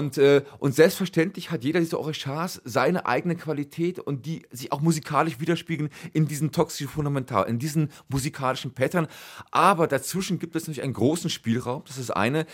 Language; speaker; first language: German; native; German